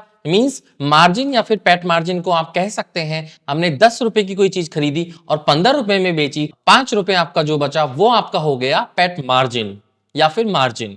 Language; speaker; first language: Hindi; native; Hindi